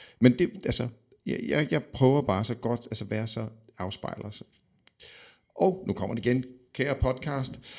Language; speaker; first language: Danish; native; Danish